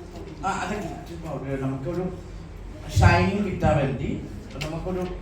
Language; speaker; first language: Malayalam; non-native, local second language; Assamese